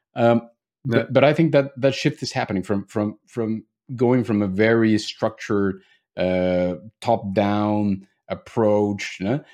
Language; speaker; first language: English; non-native, fluent; Spanish